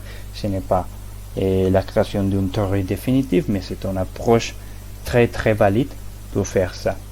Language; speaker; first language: French; non-native, learner; Spanish